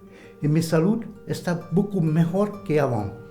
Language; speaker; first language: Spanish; non-native, learner; Hungarian